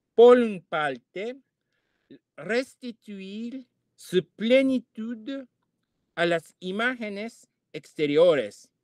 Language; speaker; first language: Spanish; non-native, fluent; Japanese